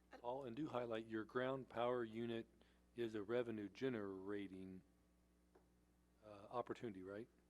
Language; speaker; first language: English; native; English